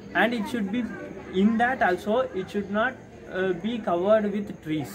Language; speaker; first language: English; non-native, local second language; Tamil